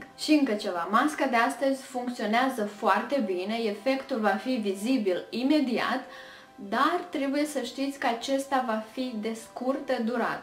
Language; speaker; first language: Romanian; native; Romanian